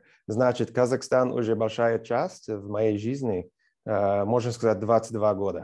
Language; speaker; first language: Russian; non-native, fluent; English